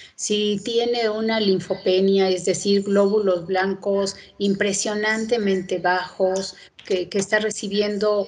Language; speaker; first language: Spanish; native; Spanish